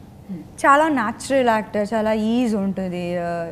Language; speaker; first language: Telugu; non-native, fluent; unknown